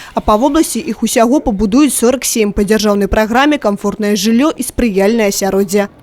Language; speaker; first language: Belarusian; native; Belarusian